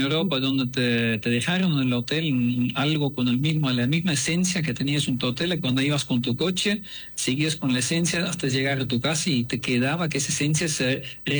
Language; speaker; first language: Spanish; non-native, fluent; Dutch